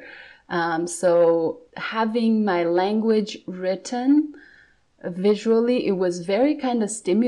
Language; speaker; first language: English; non-native, fluent; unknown